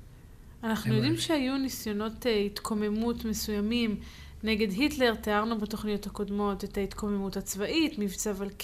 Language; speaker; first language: Hebrew; native; Hebrew